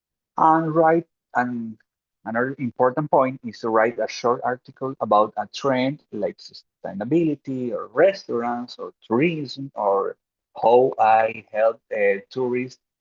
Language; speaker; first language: English; non-native, fluent; Spanish